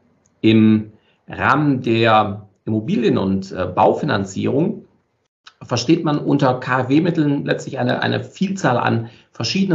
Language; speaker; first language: German; native; German